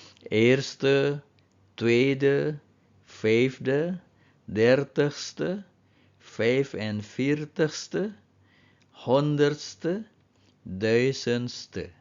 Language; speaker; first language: Dutch; non-native, fluent; Indonesian